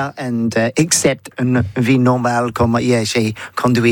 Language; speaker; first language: French; non-native, learner; English